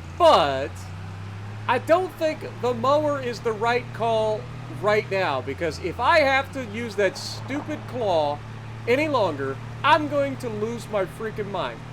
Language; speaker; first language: English; native; English